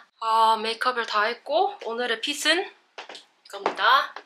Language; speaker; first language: Korean; non-native, fluent; English